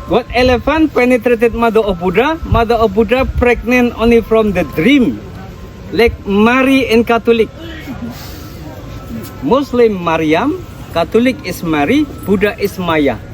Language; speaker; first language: English; non-native, learner; Indonesian